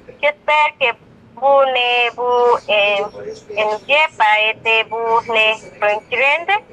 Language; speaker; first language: French; non-native, learner; Spanish